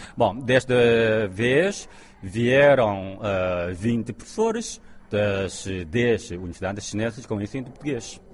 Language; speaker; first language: Portuguese; non-native, fluent; Chinese